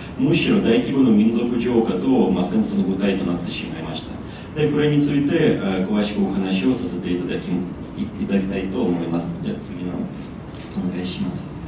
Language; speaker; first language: Japanese; non-native, fluent; Ukrainian